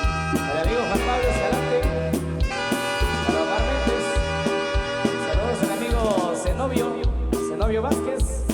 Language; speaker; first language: Spanish; native; Spanish